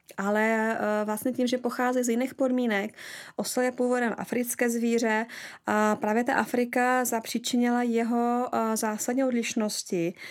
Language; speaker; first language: Czech; non-native, fluent; Russian